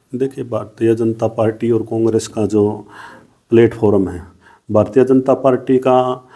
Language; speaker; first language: Hindi; native; Hindi